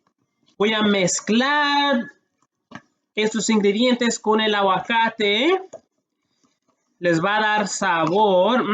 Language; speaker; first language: Spanish; early bilingual, heritage; English